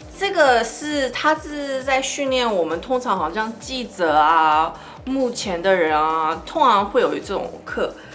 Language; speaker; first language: Chinese; early bilingual, heritage; Chinese